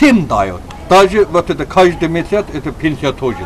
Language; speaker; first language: Russian; non-native, learner; Azerbaijani